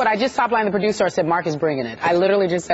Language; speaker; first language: English; native; English